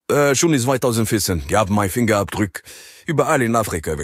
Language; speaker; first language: German; non-native, learner; French